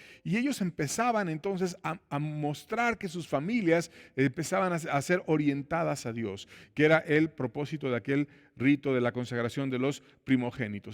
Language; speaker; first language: Spanish; native; Spanish